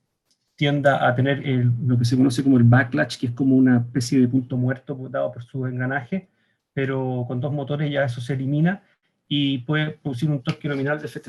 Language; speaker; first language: Spanish; native; Spanish